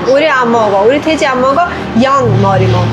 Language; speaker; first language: Korean; non-native, learner; Persian